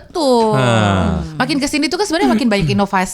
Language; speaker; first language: Indonesian; native; Indonesian